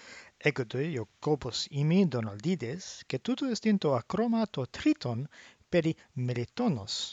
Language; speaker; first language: Greek; non-native, learner; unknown